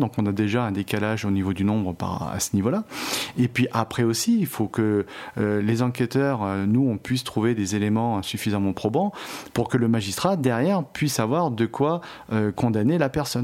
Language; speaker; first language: French; native; French